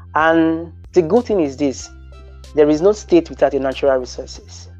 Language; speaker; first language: English; non-native, local second language; Bini